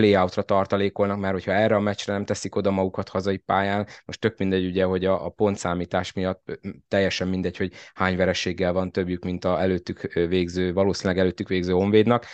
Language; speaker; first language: Hungarian; native; Hungarian